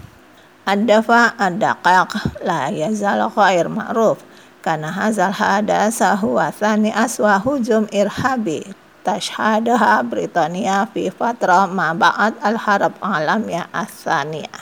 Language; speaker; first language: Arabic; non-native, fluent; Indonesian